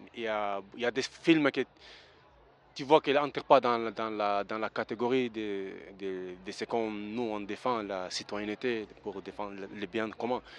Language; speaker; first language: French; early bilingual, other home language; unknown